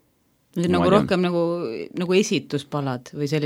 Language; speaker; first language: Estonian; non-native, local second language; Russian